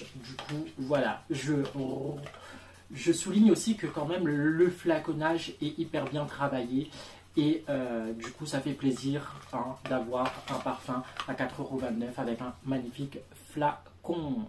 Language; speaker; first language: French; native; French